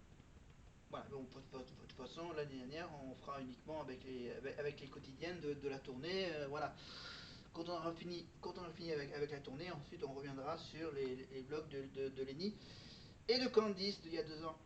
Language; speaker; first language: French; native; French